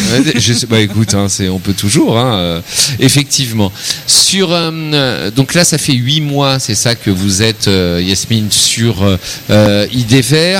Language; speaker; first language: French; native; French